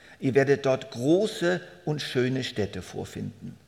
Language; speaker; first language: German; native; German